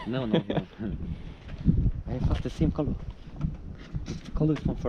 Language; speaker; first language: English; non-native, learner; German